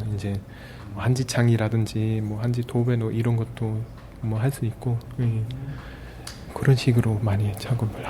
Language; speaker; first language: Korean; early bilingual, heritage; Korean